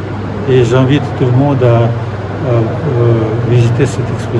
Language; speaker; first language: French; non-native, fluent; Russian